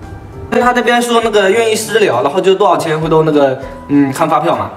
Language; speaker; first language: Chinese; native; Chinese